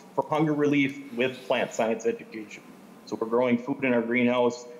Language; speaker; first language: English; native; English